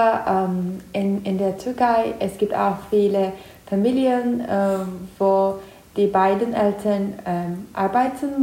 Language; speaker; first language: German; non-native, learner; Turkish